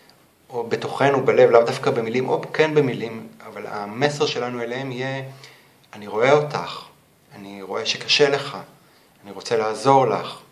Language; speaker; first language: Hebrew; native; Hebrew